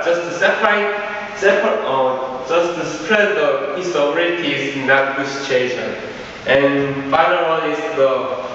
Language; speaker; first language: English; non-native, learner; Korean